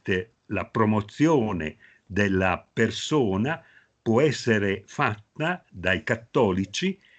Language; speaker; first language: Italian; native; Italian